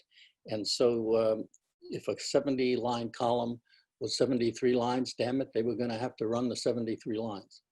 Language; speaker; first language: English; native; English